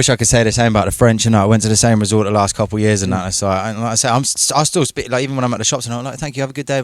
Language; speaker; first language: English; native; English